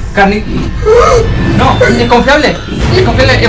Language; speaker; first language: Spanish; native; Spanish